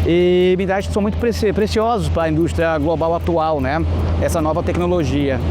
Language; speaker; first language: Portuguese; native; Portuguese